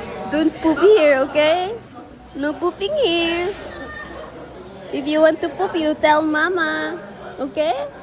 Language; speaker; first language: English; non-native, local second language; Cebuano